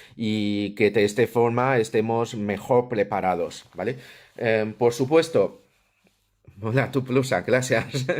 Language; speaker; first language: Spanish; non-native, fluent; Chinese